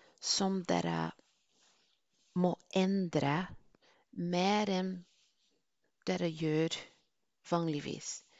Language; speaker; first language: Norwegian; non-native, fluent; Spanish